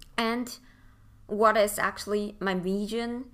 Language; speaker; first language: English; non-native, fluent; Chinese